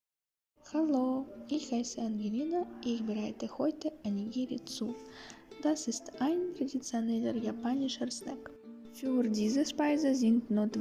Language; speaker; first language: German; non-native, learner; Russian